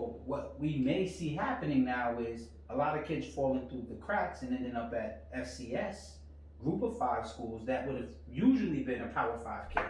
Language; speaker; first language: English; native; English